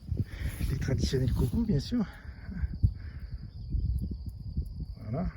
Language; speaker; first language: French; native; French